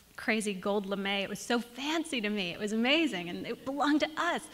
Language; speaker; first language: English; native; English